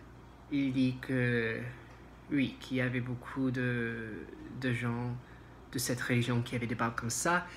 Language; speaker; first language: French; non-native, learner; English